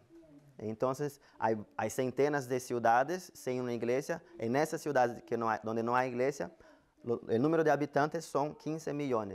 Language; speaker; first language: Spanish; non-native, fluent; Portuguese